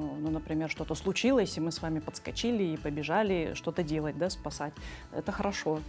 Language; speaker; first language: Russian; native; Russian